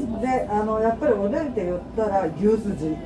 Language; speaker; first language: Japanese; native; Japanese